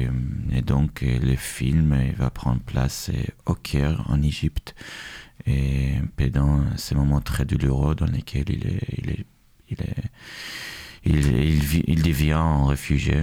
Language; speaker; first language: French; non-native, fluent; Hebrew